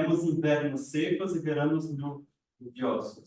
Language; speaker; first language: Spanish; non-native, learner; Portuguese